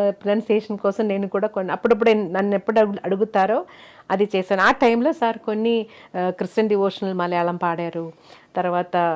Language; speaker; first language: Telugu; non-native, learner; Malayalam